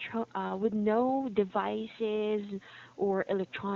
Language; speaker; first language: English; non-native, fluent; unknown